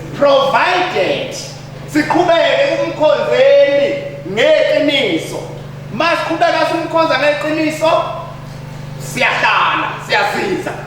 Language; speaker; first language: Zulu; native; Zulu